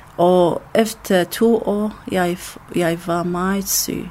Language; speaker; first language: Danish; non-native, learner; Arabic